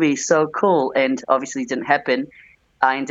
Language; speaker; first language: English; native; English